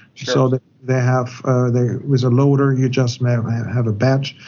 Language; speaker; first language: English; non-native, fluent; German